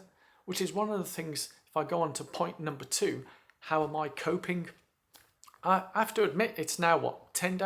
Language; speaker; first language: English; native; English